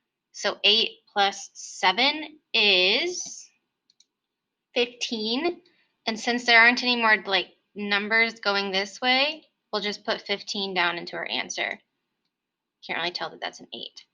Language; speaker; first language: English; native; English